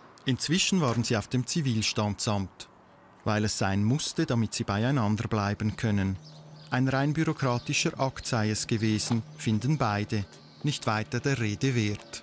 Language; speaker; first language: German; native; German